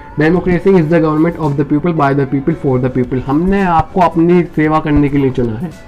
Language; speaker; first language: Hindi; native; Hindi